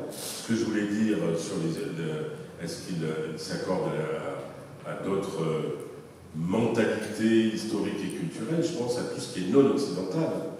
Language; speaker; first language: French; native; French